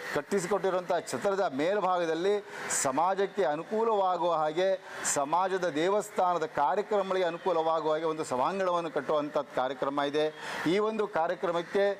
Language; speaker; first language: Kannada; non-native, local second language; Marathi